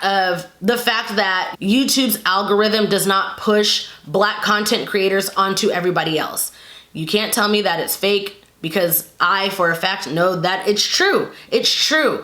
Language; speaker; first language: English; native; English